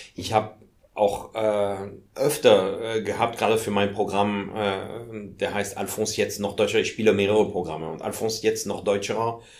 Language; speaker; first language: German; non-native, fluent; French